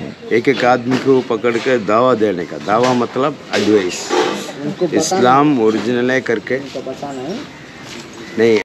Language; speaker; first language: Hindi; non-native, local second language; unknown